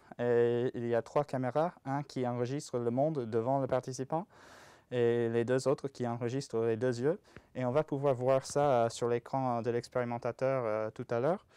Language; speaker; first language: French; non-native, fluent; English